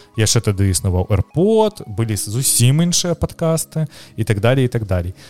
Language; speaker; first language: Belarusian; non-native, local second language; Russian